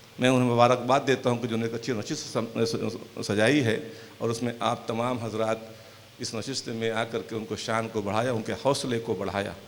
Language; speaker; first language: Urdu; native; Urdu